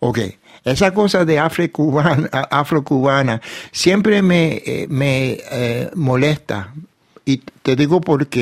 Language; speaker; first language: Spanish; early bilingual, heritage; Spanish